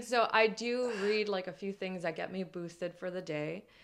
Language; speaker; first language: English; non-native, fluent; French